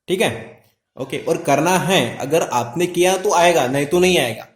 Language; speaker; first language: Hindi; non-native, local second language; Marathi